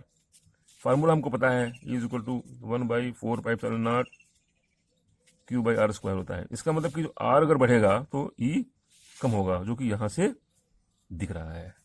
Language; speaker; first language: Hindi; native; Hindi